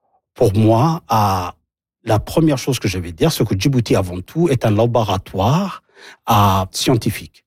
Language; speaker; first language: French; non-native, local second language; Somali